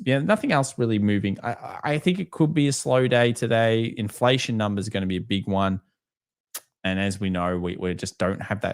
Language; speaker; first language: English; native; English